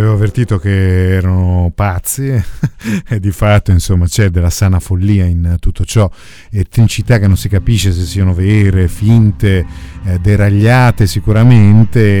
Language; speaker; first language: Italian; native; Italian